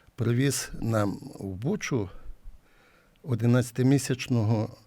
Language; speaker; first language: Ukrainian; native; Ukrainian